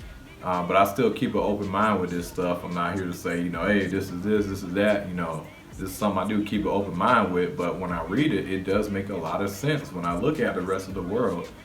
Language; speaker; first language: English; native; English